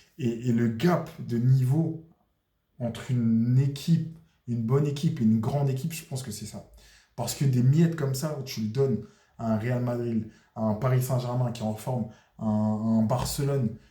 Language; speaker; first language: French; native; French